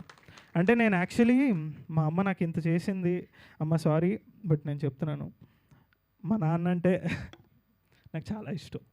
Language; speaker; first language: Telugu; native; Telugu